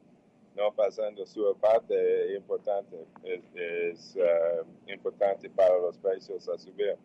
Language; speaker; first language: Portuguese; non-native, fluent; English